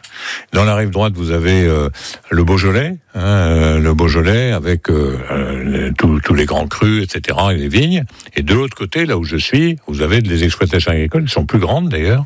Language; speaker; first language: French; native; French